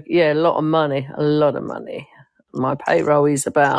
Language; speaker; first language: English; native; English